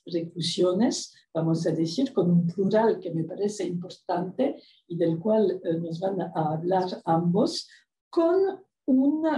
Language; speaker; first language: Spanish; non-native, fluent; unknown